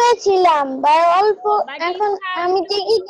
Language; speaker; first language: English; non-native, learner; Bangla